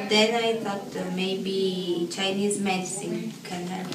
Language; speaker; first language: English; non-native, fluent; Italian